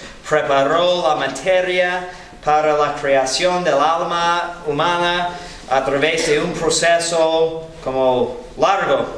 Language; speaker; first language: Spanish; non-native, fluent; English